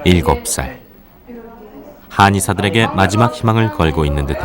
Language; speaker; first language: Korean; native; Korean